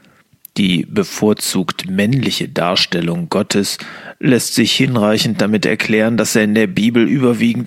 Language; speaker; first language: German; native; German